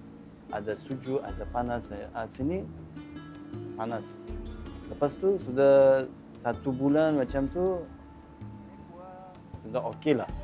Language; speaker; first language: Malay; non-native, learner; Uzbek